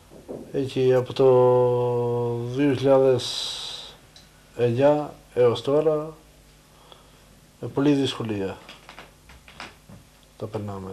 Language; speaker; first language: Greek; non-native, fluent; Albanian